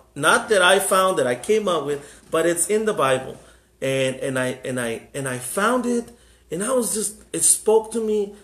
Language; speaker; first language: English; early bilingual, other home language; Spanish